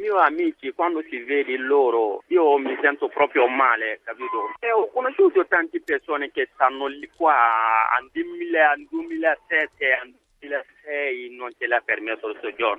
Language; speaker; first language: Italian; non-native, learner; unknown